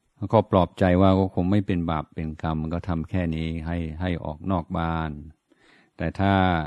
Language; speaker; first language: Thai; non-native, fluent; English